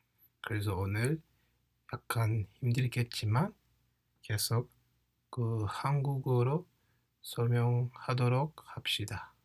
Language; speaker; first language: Korean; non-native, fluent; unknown